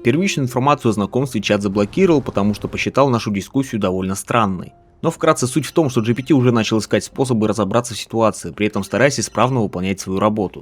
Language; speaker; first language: Russian; native; Russian